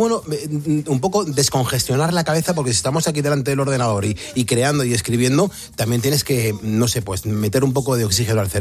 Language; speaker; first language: Spanish; native; Spanish